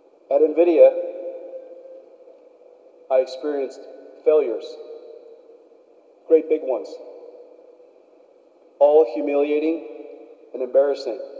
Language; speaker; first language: English; early bilingual, other home language; Min Nan Chinese